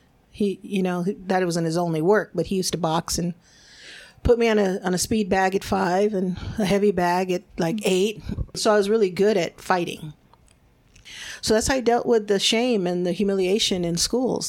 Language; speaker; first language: English; early bilingual, other home language; Spanish